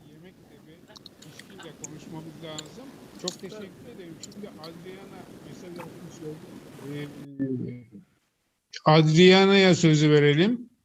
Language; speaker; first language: Turkish; native; Turkish